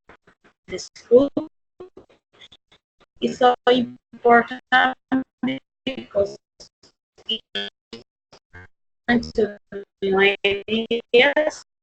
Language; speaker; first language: English; non-native, learner; Spanish